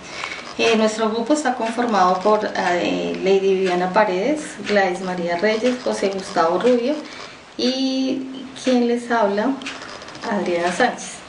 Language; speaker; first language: Spanish; native; Spanish